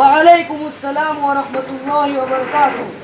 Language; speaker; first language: Arabic; non-native, learner; Urdu